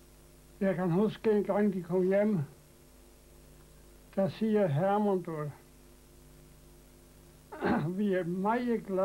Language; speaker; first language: Danish; non-native, local second language; Faroese